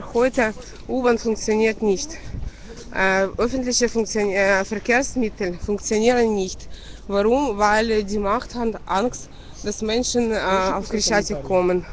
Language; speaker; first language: German; non-native, fluent; Russian